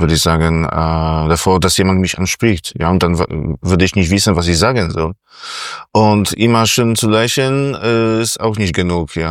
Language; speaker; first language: German; non-native, fluent; Polish